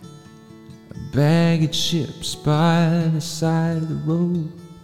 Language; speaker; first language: English; native; English